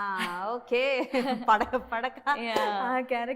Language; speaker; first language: Telugu; native; Telugu